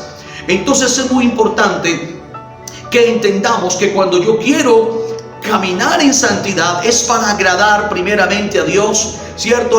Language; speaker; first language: Spanish; native; Spanish